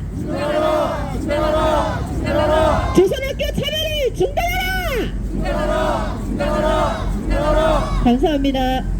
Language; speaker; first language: Korean; native; Korean